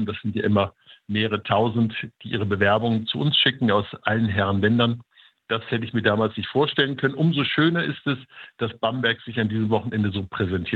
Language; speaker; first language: German; native; German